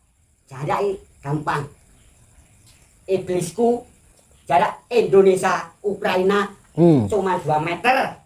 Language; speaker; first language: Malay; non-native, local second language; Javanese